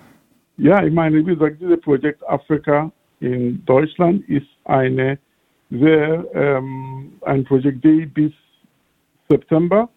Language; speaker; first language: German; non-native, fluent; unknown